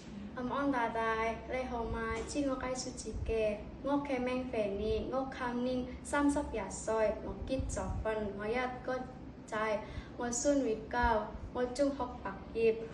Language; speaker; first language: Cantonese; non-native, learner; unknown